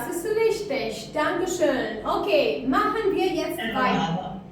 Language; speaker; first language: German; non-native, fluent; Albanian